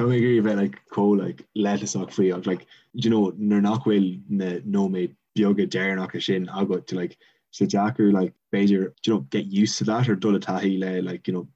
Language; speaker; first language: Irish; non-native, local second language; English